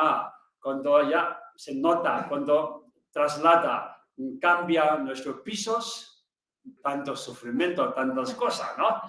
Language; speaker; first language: Spanish; non-native, learner; Tibetan